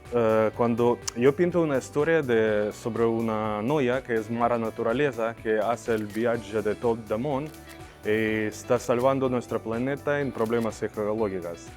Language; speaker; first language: Spanish; non-native, learner; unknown